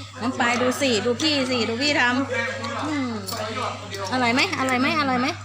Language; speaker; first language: Thai; native; Thai